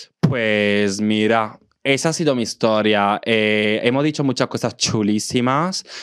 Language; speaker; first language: Spanish; non-native, fluent; Italian